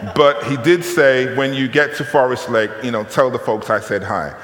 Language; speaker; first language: English; native; English